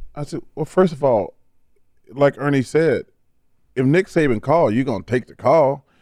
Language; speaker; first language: English; native; English